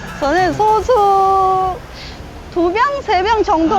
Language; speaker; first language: Korean; non-native, learner; Vietnamese